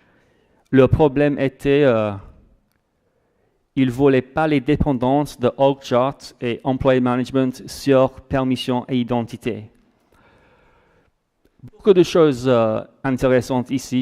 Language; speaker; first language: French; non-native, fluent; English